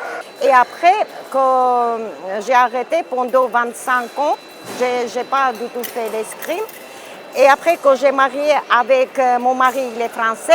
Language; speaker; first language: French; non-native, learner; Armenian